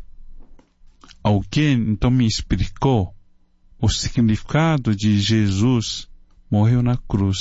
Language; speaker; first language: Portuguese; non-native, fluent; Chinese